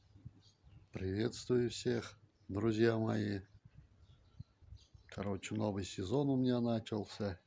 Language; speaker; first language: Russian; native; Russian